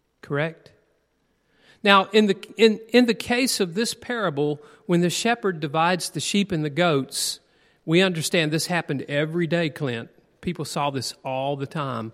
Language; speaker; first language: English; native; English